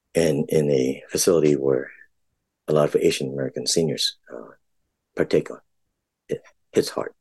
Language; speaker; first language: English; non-native, local second language; Filipino